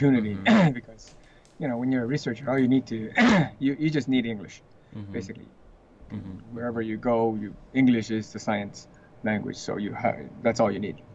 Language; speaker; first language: English; early bilingual, other home language; Chinese